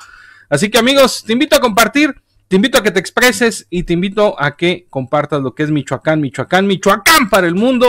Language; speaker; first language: Spanish; native; Spanish